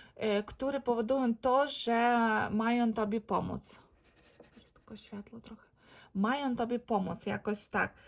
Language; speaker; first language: Polish; non-native, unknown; Ukrainian